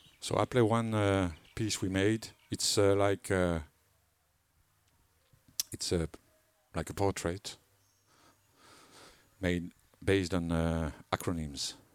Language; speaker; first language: English; non-native, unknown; French